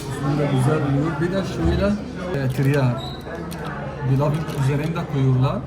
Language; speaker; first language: Turkish; non-native, learner; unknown